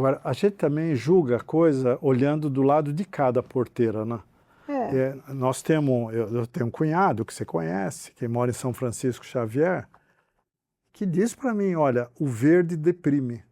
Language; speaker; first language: Portuguese; native; Portuguese